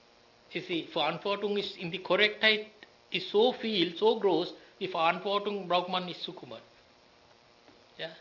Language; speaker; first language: German; non-native, learner; Sinhala